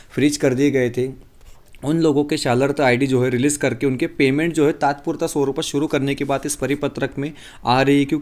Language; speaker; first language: Hindi; non-native, local second language; Marathi